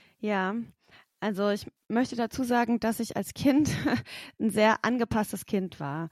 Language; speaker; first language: German; native; German